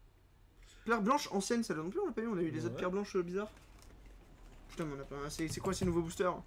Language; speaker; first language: French; native; French